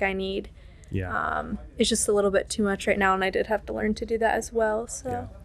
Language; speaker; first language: English; native; English